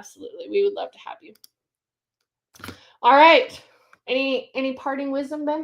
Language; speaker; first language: English; native; English